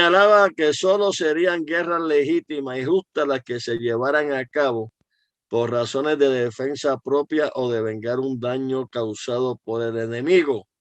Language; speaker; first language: Spanish; native; Spanish